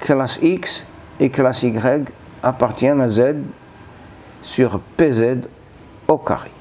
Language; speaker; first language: French; non-native, local second language; Arabic